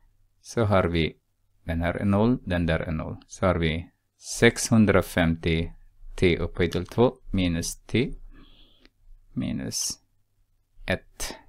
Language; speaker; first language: Swedish; non-native, fluent; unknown